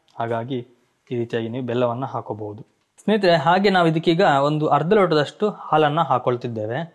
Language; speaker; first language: Kannada; non-native, local second language; Tulu